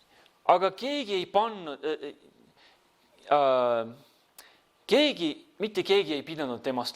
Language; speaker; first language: Estonian; non-native, fluent; English